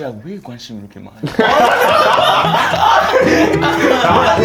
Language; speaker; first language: Korean; non-native, fluent; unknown